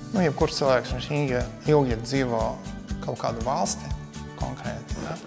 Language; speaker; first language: Latvian; non-native, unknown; Russian